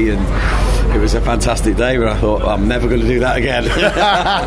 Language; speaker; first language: English; native; English